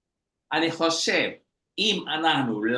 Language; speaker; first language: Hebrew; non-native, fluent; Indonesian